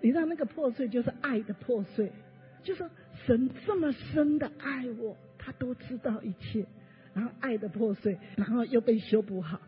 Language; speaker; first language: Chinese; native; Chinese